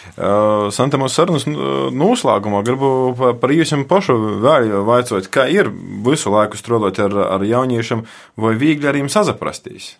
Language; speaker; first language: Latvian; native; Latvian